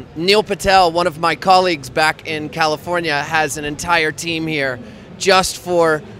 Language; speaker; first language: English; native; English